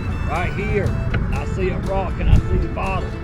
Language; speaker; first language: English; native; English